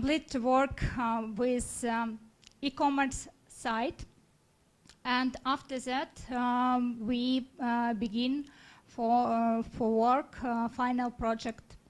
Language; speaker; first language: English; non-native, learner; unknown